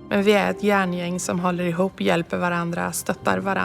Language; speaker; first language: Swedish; native; Swedish